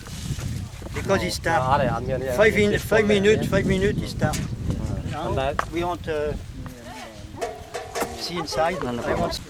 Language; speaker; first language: English; non-native, learner; French